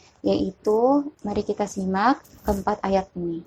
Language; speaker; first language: Indonesian; native; Indonesian